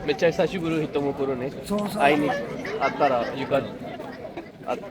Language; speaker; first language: Japanese; non-native, learner; Punjabi